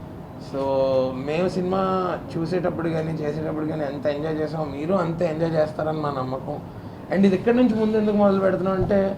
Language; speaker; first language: Telugu; native; Telugu